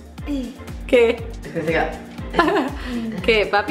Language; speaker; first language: Spanish; native; Spanish